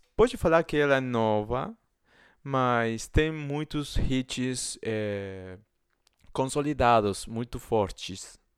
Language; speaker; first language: Portuguese; non-native, fluent; Spanish